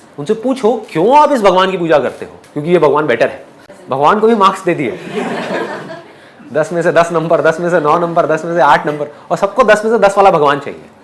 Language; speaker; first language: Hindi; native; Hindi